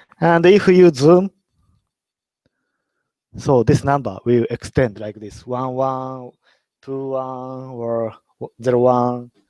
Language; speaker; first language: English; non-native, learner; Japanese